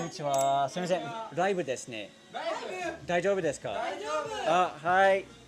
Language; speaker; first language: Japanese; non-native, learner; English